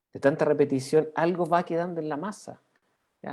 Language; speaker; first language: Spanish; native; Spanish